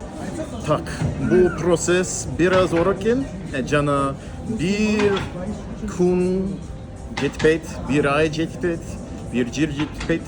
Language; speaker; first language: Kyrgyz; non-native, learner; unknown